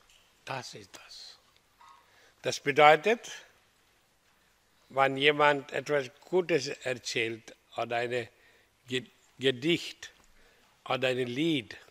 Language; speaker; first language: German; non-native, learner; Hindi